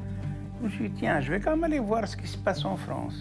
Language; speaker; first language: French; non-native, local second language; Arabic